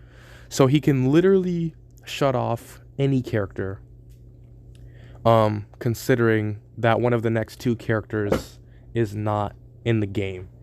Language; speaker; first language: English; native; English